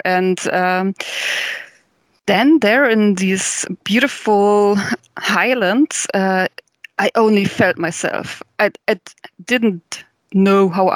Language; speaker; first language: English; non-native, fluent; German